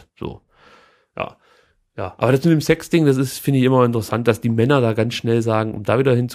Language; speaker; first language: German; native; German